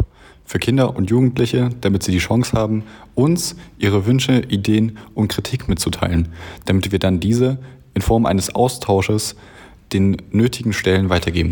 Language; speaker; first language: German; native; German